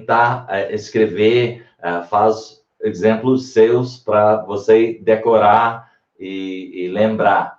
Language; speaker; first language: Portuguese; non-native, learner; English